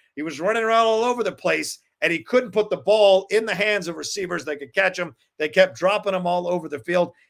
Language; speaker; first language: English; native; English